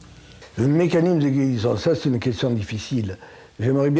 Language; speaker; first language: French; native; French